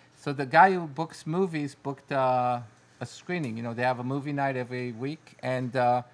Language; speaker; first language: English; non-native, fluent; Hebrew